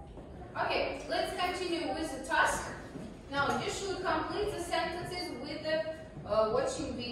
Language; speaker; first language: English; non-native, learner; Kazakh